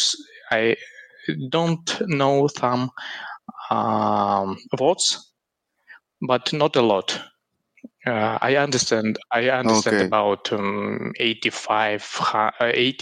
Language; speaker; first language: English; non-native, learner; Russian